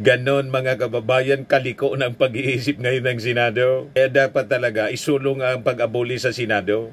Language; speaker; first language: Filipino; non-native, local second language; Bikol